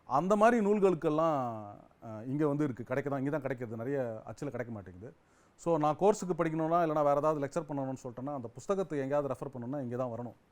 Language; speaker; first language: Tamil; native; Tamil